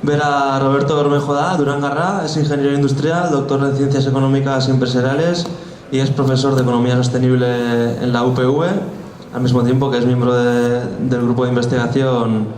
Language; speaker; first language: Spanish; non-native, local second language; Basque